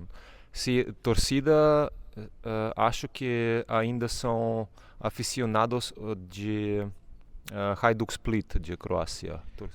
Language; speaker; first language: Portuguese; non-native, fluent; Serbian